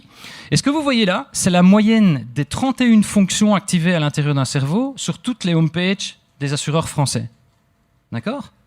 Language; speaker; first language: French; native; French